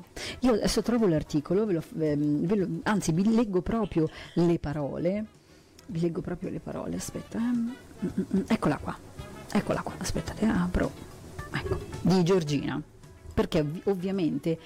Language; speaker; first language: Italian; native; Italian